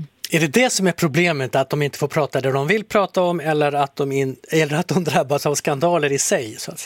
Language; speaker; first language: Swedish; native; Swedish